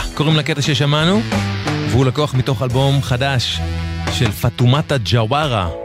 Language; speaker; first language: Hebrew; native; Hebrew